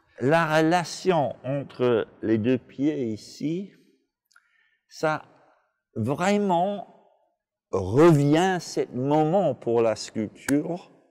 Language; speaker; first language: French; non-native, fluent; English